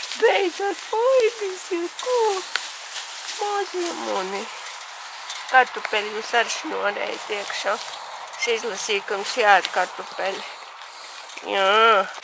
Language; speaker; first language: Latvian; non-native, local second language; Russian